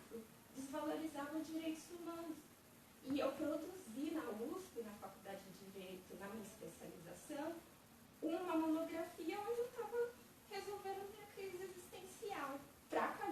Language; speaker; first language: Portuguese; native; Portuguese